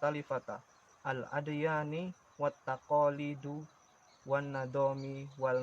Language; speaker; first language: Arabic; non-native, learner; Indonesian